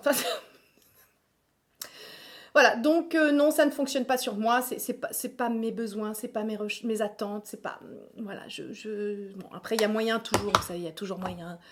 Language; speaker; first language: French; native; French